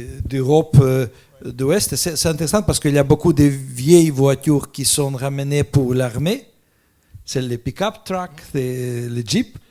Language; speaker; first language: French; non-native, fluent; Russian